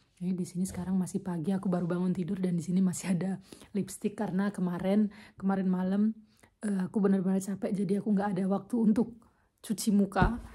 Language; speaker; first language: Indonesian; native; Indonesian